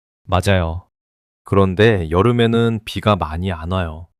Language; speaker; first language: Korean; early bilingual, heritage; English